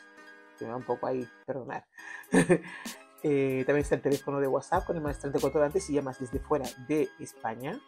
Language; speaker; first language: Spanish; native; Spanish